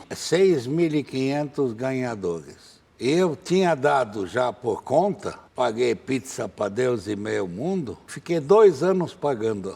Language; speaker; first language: Portuguese; non-native, fluent; Arabic